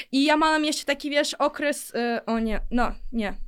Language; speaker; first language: Polish; early bilingual, other home language; Russian